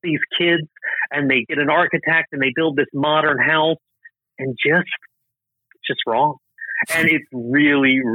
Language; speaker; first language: English; native; English